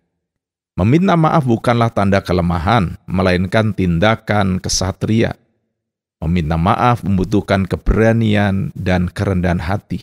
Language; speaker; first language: Indonesian; native; Indonesian